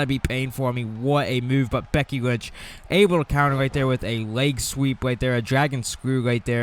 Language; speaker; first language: English; native; English